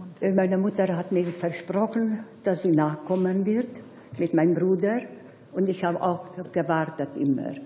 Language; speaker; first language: German; non-native, fluent; Hungarian